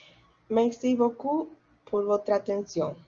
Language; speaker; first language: French; non-native, learner; Spanish